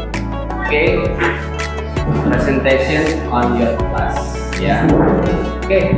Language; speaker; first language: English; non-native, learner; Indonesian